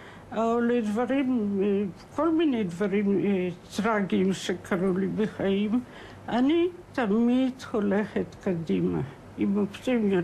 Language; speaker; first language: Hebrew; non-native, fluent; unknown